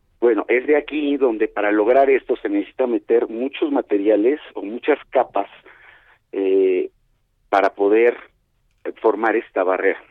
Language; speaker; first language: Spanish; native; Spanish